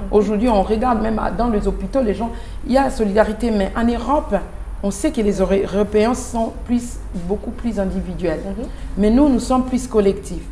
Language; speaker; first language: French; non-native, local second language; Lingala